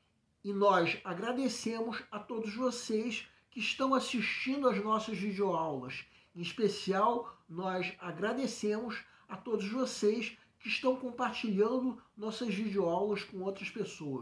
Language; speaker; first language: Portuguese; native; Portuguese